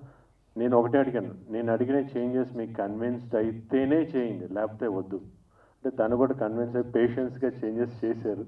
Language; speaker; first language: Telugu; native; Telugu